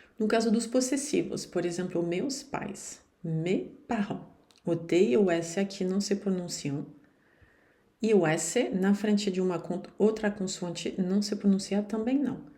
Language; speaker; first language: Portuguese; non-native, fluent; French